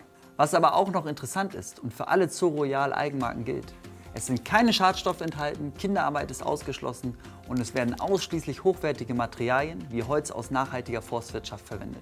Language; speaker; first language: German; native; German